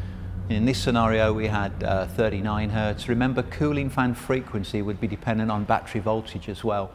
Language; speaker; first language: English; native; English